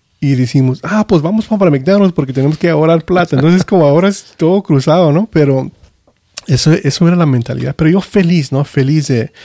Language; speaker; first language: Spanish; early bilingual, heritage; Spanish